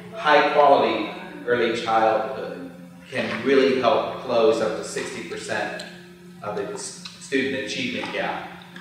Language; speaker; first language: English; native; English